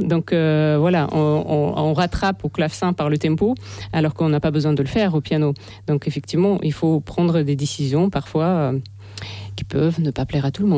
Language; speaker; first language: French; non-native, fluent; Russian